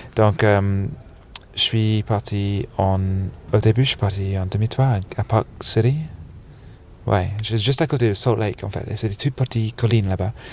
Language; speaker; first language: French; non-native, fluent; English